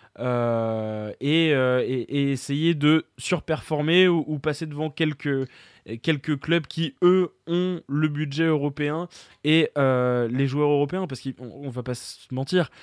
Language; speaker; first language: French; native; French